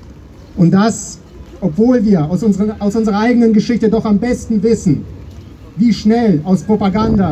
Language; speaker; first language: German; native; German